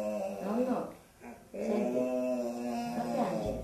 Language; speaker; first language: Italian; non-native, learner; Polish